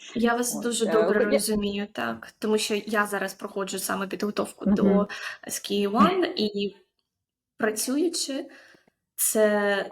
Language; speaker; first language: Ukrainian; native; Ukrainian